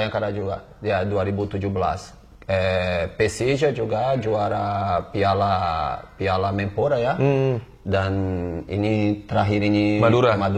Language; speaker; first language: Indonesian; non-native, fluent; Portuguese